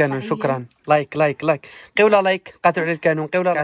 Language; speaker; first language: Arabic; native; Arabic